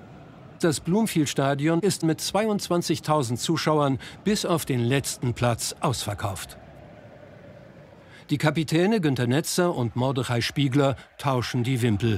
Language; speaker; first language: German; native; German